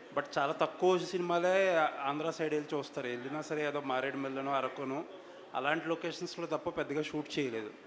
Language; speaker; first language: Telugu; native; Telugu